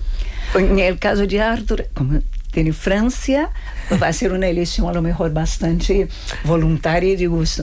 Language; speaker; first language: Spanish; non-native, fluent; Portuguese